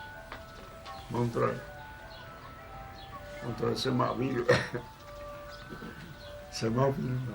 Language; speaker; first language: French; non-native, fluent; Portuguese